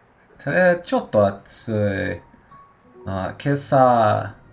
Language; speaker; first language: Japanese; non-native, learner; English